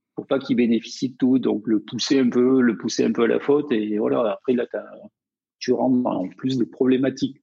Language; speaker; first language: French; native; French